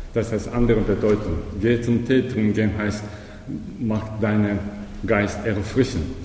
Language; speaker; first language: German; non-native, learner; Japanese